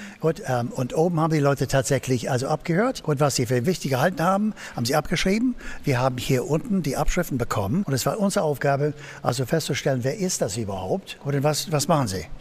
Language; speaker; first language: German; non-native, fluent; English